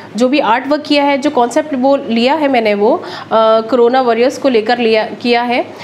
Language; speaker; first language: Hindi; native; Hindi